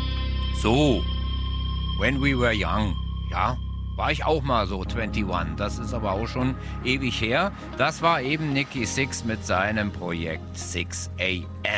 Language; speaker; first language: German; native; German